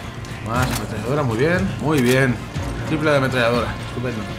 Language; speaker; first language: Spanish; native; Spanish